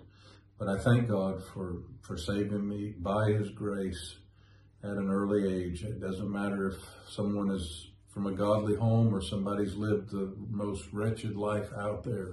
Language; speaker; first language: English; native; English